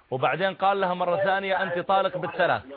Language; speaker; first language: Arabic; native; Arabic